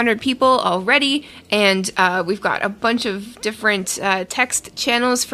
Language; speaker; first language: English; native; English